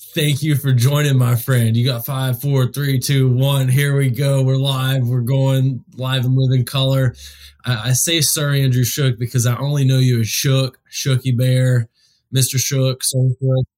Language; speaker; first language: English; native; English